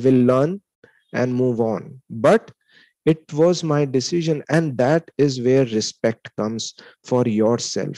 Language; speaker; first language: English; non-native, local second language; Hindi